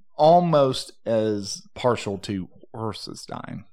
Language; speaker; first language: English; native; English